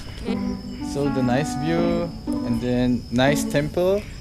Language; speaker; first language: English; non-native, learner; Korean